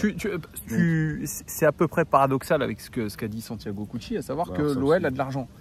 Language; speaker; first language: French; native; French